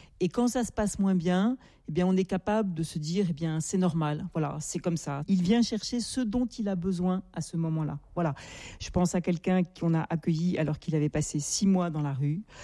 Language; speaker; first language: French; native; French